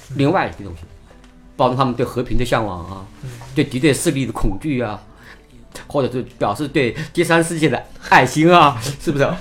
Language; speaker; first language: Chinese; native; Chinese